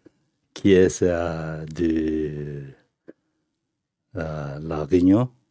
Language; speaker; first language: French; non-native, fluent; Tibetan